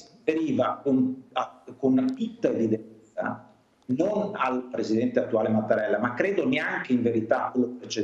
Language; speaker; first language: Italian; native; Italian